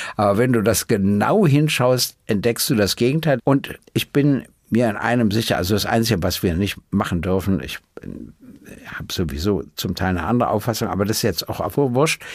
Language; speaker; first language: German; native; German